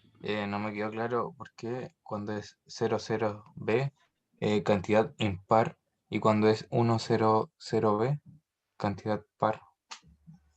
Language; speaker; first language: Spanish; native; Spanish